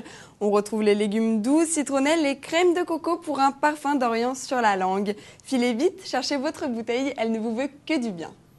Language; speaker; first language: French; native; French